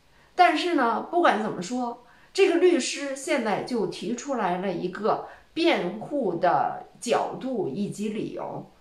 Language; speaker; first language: Chinese; native; Chinese